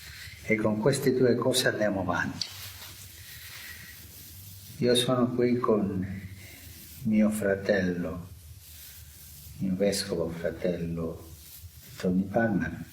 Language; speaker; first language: Italian; non-native, fluent; Spanish